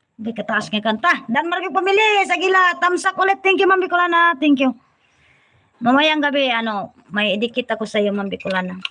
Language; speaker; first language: Filipino; non-native, local second language; Cebuano